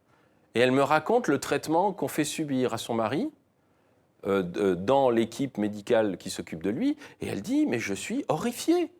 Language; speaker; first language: French; native; French